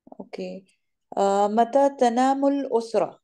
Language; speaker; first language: Arabic; non-native, learner; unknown